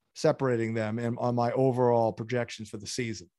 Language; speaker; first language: English; native; English